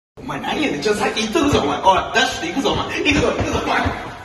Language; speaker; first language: Japanese; native; Japanese